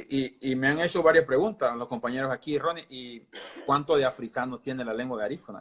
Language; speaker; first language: Spanish; non-native, local second language; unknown